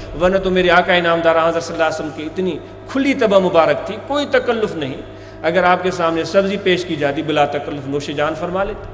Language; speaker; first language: Urdu; non-native, local second language; Sindhi